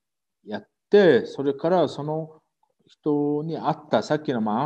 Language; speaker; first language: Japanese; non-native, fluent; Mongolian